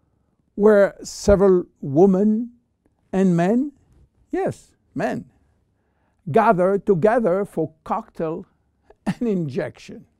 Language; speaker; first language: English; non-native, fluent; French